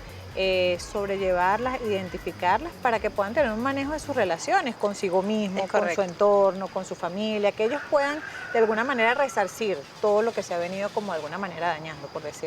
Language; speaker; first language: Spanish; native; Spanish